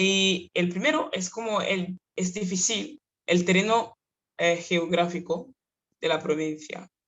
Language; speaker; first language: Spanish; non-native, fluent; Kinyarwanda